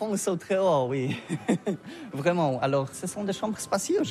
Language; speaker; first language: French; non-native, learner; Polish